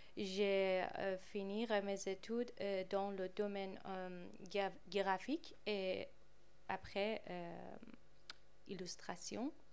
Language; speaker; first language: French; non-native, fluent; Persian